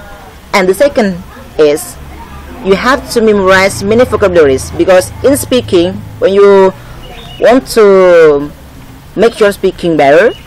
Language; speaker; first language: English; non-native, learner; Indonesian